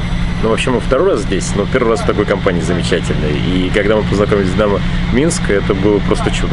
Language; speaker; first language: Russian; native; Russian